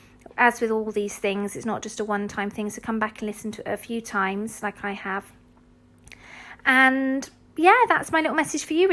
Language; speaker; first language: English; native; English